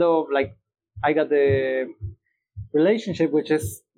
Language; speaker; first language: English; non-native, fluent; Spanish